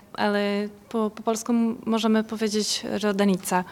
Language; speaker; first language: Polish; non-native, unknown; Portuguese